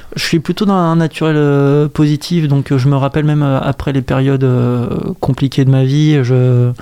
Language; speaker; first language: French; native; French